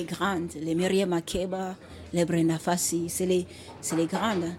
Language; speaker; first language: French; non-native, fluent; Xhosa